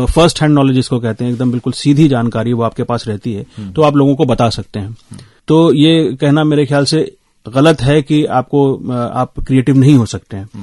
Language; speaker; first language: Hindi; native; Hindi